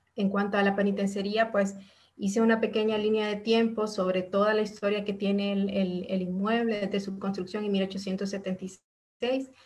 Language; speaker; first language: Spanish; native; Spanish